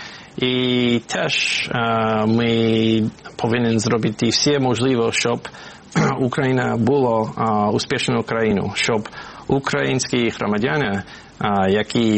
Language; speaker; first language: Ukrainian; non-native, fluent; English